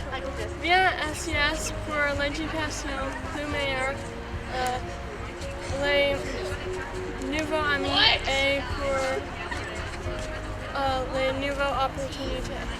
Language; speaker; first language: French; non-native, learner; English